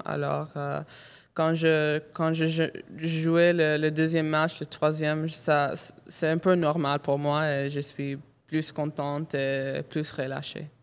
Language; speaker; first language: French; non-native, local second language; English